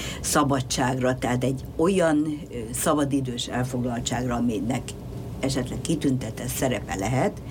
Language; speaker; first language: Hungarian; native; Hungarian